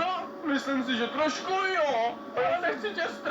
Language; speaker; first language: Czech; native; Czech